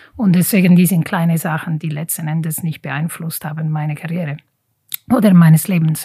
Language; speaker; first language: German; non-native, fluent; Italian